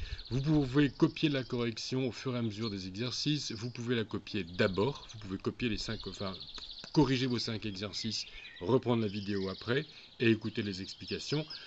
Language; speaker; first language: French; native; French